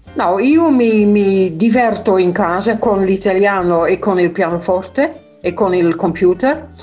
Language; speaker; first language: Italian; non-native, fluent; Dutch